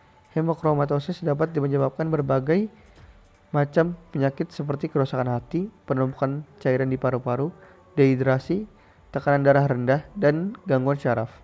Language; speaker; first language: Indonesian; native; Indonesian